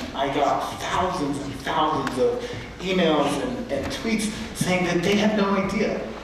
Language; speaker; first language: English; native; English